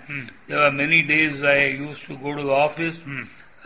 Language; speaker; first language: English; non-native, local second language; Tamil